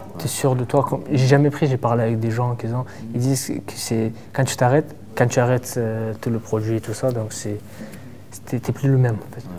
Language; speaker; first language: French; non-native, fluent; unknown